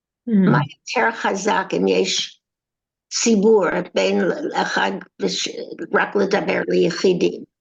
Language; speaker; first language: Hebrew; non-native, learner; English